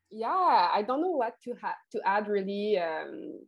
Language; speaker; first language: English; non-native, fluent; French